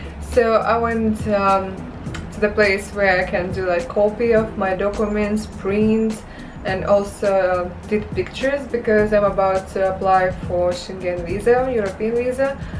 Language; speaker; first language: English; non-native, fluent; Russian